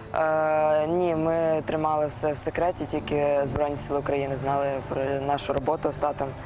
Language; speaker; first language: Ukrainian; native; Ukrainian